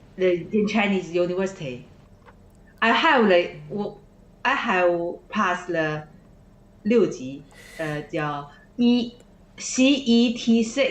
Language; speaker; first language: English; non-native, learner; Chinese